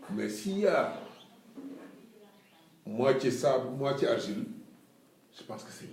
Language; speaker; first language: French; non-native, local second language; Wolof